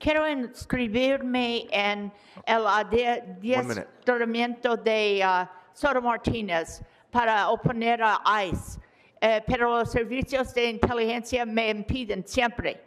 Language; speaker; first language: Spanish; non-native, learner; English